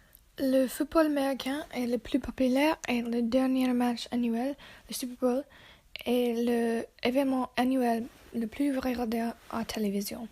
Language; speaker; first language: French; non-native, learner; English